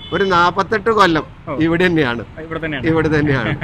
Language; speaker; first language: Malayalam; early bilingual, heritage; Malayalam